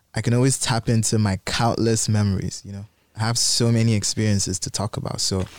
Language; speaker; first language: English; non-native, local second language; Igbo